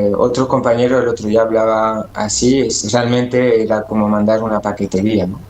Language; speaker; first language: Spanish; early bilingual, other home language; French